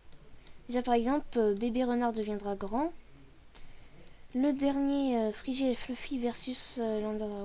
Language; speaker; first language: French; native; French